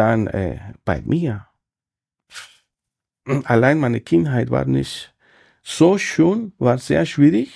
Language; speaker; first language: German; non-native, fluent; Spanish